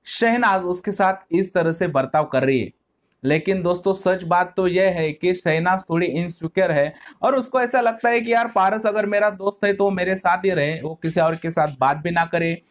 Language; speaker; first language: Hindi; non-native, local second language; Marathi